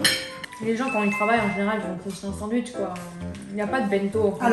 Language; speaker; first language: French; native; French